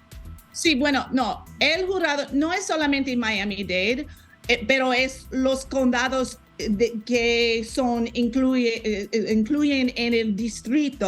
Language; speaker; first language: Spanish; non-native, learner; English